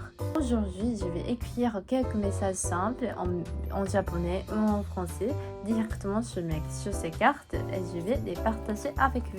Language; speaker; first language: French; non-native, fluent; Japanese